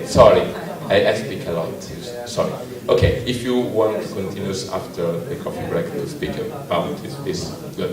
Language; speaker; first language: English; non-native, learner; Italian